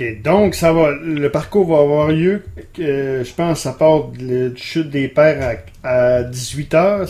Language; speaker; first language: French; native; French